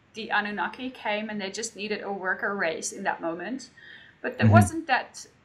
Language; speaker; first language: English; non-native, fluent; Dutch